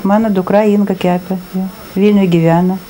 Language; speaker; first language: Lithuanian; non-native, local second language; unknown